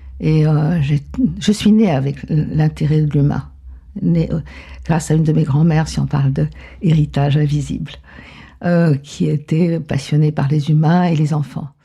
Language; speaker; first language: French; non-native, fluent; Spanish